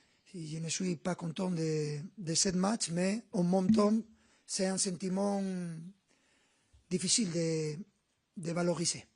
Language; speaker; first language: French; non-native, learner; Spanish